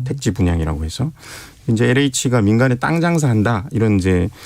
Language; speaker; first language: Korean; native; Korean